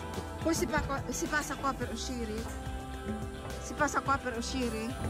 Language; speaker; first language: Italian; non-native, fluent; Filipino